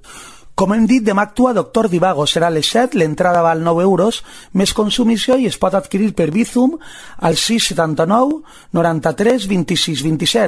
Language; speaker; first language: Catalan; native; Catalan